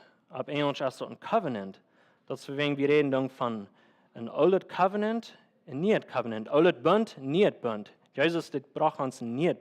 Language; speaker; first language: German; non-native, learner; Plautdietsch